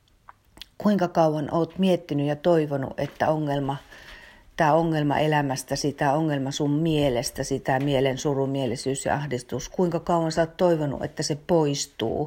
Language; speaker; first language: Finnish; native; Finnish